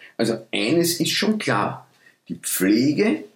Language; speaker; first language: German; early bilingual, other home language; Dutch